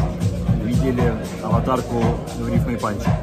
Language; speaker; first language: Russian; native; Russian